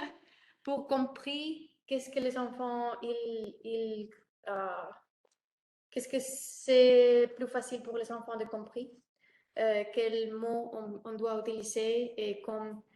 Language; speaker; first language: French; non-native, learner; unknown